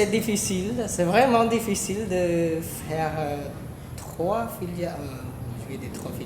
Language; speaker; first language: French; non-native, fluent; Khmer